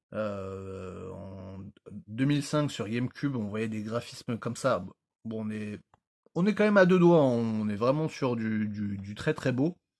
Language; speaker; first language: French; native; French